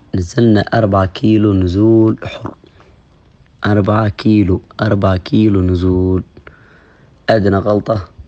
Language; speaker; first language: Arabic; non-native, local second language; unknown